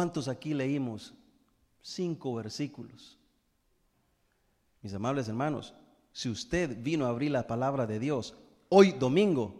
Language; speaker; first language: Spanish; native; Spanish